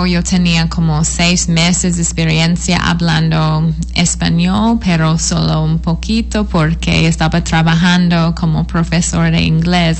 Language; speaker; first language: Spanish; non-native, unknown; English